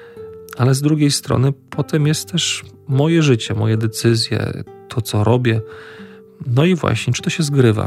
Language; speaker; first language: Polish; native; Polish